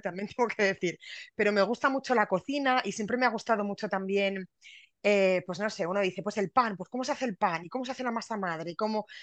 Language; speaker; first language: Spanish; native; Spanish